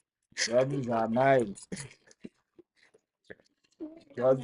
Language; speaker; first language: Japanese; non-native, learner; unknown